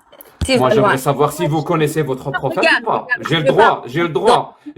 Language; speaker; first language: French; native; French